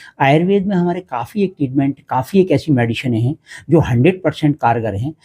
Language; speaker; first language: Hindi; native; Hindi